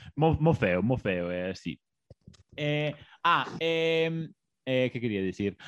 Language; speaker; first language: Galician; non-native, local second language; Spanish